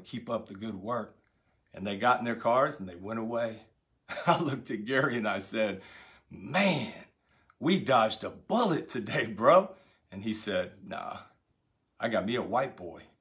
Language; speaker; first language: English; native; English